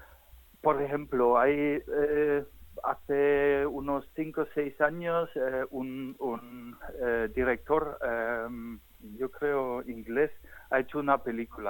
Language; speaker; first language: Spanish; non-native, fluent; German